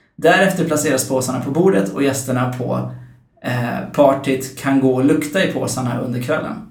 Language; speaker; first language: Swedish; early bilingual, other home language; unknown